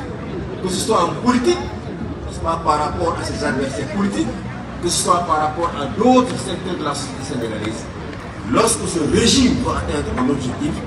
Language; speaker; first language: French; non-native, local second language; Wolof